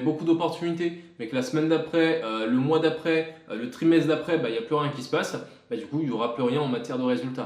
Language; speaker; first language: French; native; French